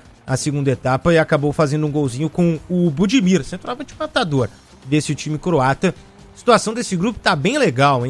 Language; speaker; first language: Portuguese; native; Portuguese